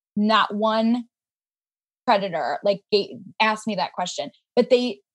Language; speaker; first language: English; native; English